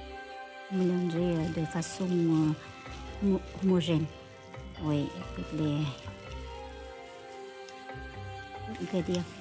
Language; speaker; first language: French; non-native, learner; Vietnamese